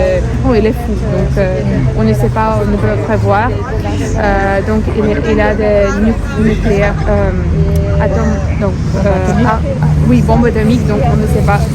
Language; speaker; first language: French; non-native, learner; Ukrainian